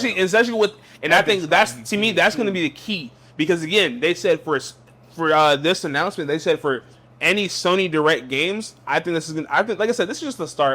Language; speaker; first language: English; native; English